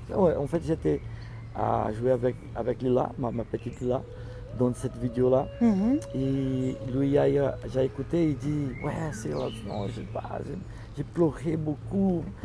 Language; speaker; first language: French; non-native, learner; Portuguese